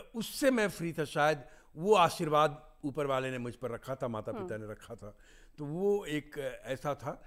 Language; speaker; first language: Hindi; native; Hindi